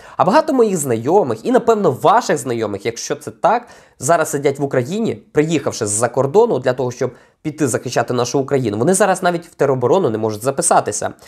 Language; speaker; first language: Ukrainian; native; Ukrainian